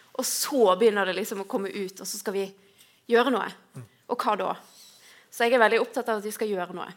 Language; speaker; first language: Norwegian; native; Norwegian